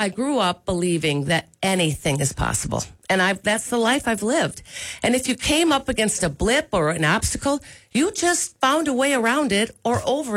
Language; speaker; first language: English; native; English